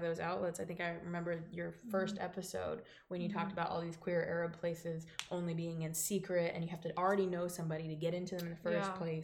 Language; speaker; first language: English; native; English